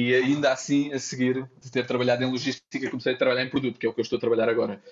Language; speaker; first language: Portuguese; native; Portuguese